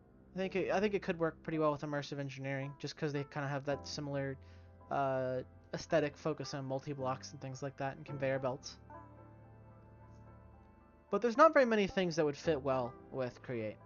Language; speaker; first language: English; native; English